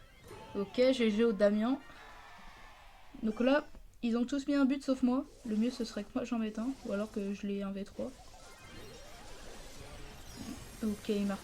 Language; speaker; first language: French; native; French